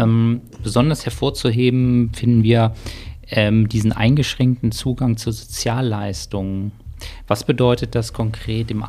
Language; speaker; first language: German; native; German